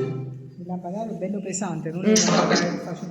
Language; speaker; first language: Italian; native; Italian